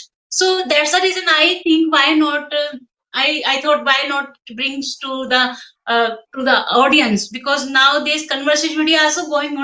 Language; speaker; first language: English; non-native, local second language; Hindi